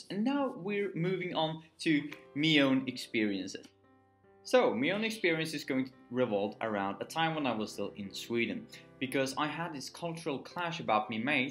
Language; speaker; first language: English; non-native, fluent; Swedish